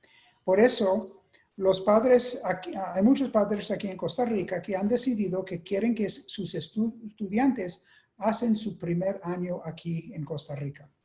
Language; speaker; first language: Spanish; non-native, fluent; English